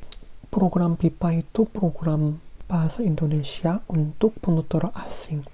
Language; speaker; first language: Indonesian; non-native, fluent; Korean